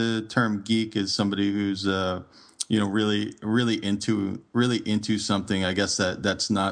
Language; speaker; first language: English; native; English